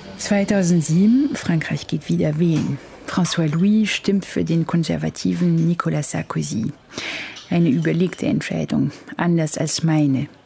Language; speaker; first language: German; non-native, fluent; French